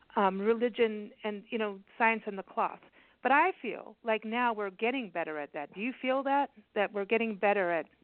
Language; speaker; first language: English; native; English